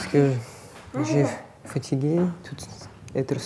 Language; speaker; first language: French; non-native, learner; Russian